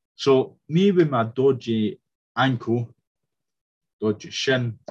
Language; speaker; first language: English; native; English